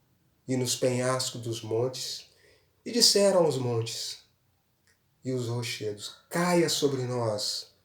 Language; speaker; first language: Portuguese; native; Portuguese